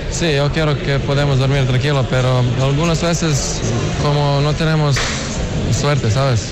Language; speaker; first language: Spanish; non-native, learner; Serbian